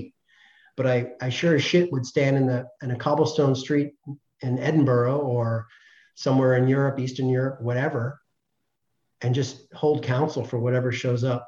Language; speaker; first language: English; native; English